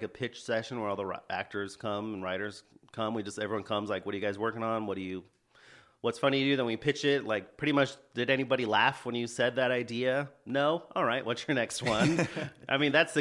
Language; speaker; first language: English; native; English